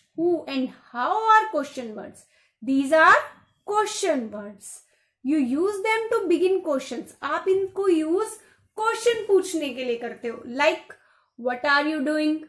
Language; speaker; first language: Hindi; non-native, local second language; Gujarati